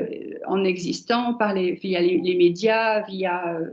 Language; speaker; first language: French; native; French